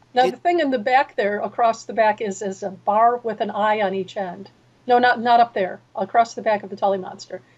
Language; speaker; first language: English; native; English